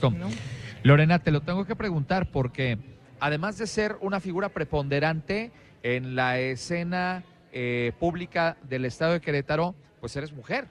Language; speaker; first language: Spanish; native; Spanish